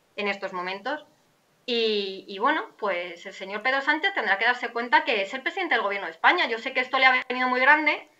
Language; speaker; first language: Spanish; native; Spanish